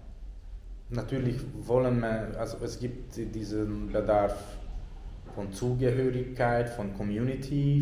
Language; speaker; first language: German; non-native, fluent; Hungarian